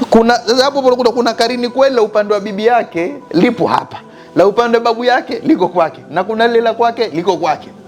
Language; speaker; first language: Swahili; native; Swahili